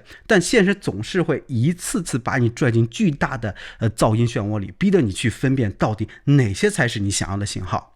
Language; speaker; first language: Chinese; native; Chinese